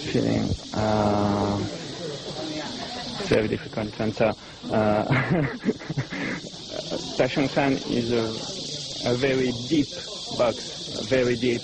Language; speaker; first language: English; non-native, learner; French